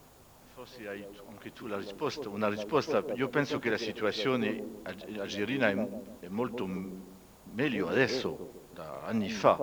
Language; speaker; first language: Italian; non-native, fluent; French